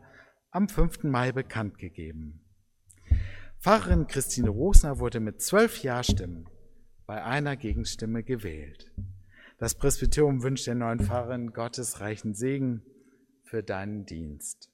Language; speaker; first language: German; native; German